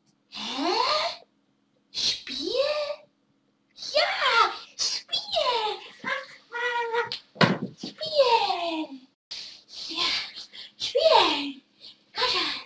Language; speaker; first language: German; native; German